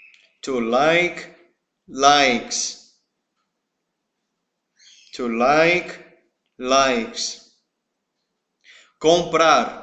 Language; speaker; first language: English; non-native, fluent; Portuguese